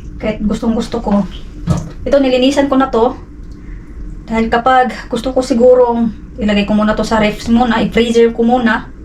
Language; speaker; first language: Filipino; non-native, local second language; Cebuano